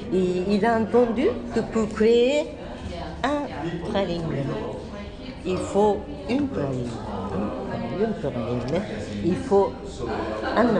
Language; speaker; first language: French; non-native, fluent; Japanese